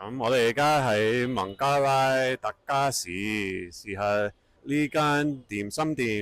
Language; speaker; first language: Cantonese; non-native, fluent; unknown